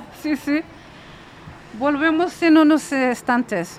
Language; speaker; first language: Spanish; non-native, fluent; Arabic